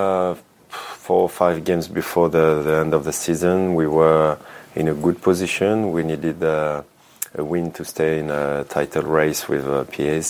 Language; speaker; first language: English; non-native, fluent; French